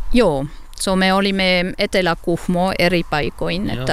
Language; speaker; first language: Finnish; non-native, learner; French